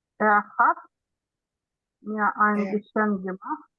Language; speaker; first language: German; non-native, learner; Ukrainian